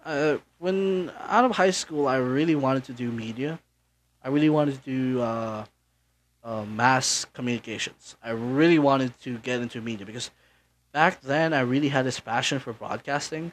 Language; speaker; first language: English; non-native, local second language; Bikol